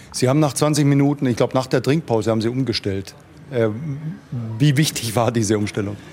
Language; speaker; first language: German; native; German